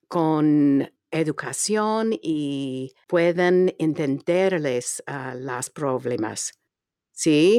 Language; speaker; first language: Spanish; non-native, fluent; English